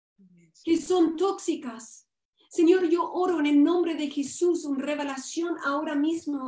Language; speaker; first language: Spanish; non-native, fluent; English